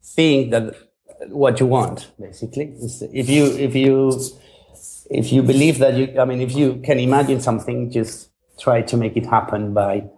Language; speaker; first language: English; non-native, fluent; Spanish